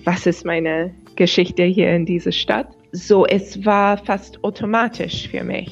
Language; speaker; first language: German; non-native, fluent; English